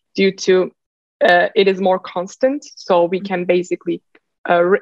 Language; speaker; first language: English; non-native, fluent; Turkish